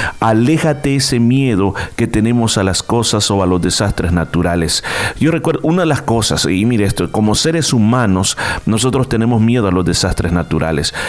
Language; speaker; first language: Spanish; native; Spanish